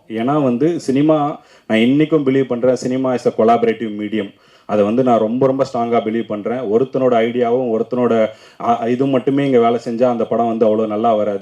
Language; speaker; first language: Tamil; native; Tamil